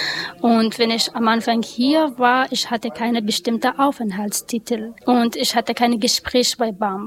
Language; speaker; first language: German; non-native, learner; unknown